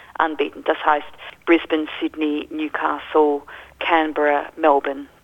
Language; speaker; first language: German; non-native, learner; English